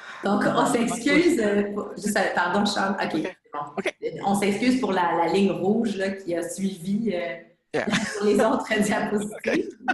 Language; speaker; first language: French; native; French